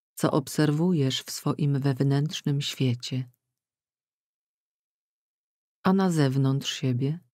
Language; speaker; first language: Polish; native; Polish